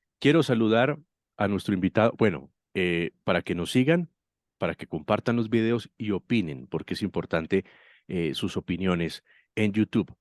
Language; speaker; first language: Spanish; native; Spanish